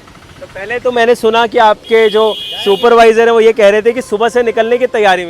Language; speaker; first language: Hindi; native; Hindi